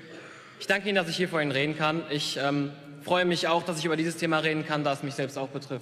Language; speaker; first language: German; native; German